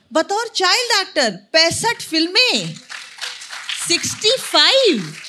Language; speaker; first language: Hindi; native; Hindi